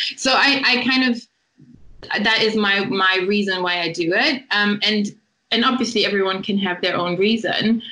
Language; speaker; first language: English; non-native, fluent; German